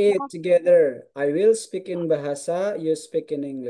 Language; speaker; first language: English; non-native, fluent; Indonesian